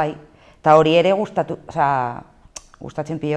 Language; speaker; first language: Basque; non-native, local second language; Spanish